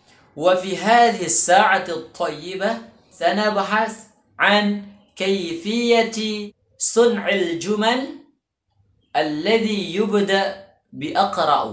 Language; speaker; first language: Arabic; non-native, fluent; Indonesian